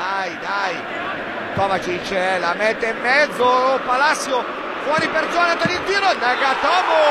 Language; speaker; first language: Italian; native; Italian